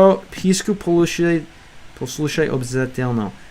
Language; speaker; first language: Russian; non-native, learner; English